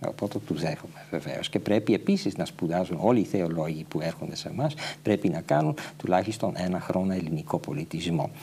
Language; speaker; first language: Greek; non-native, fluent; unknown